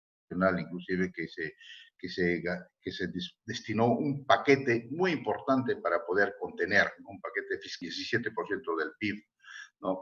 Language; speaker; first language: Spanish; native; Spanish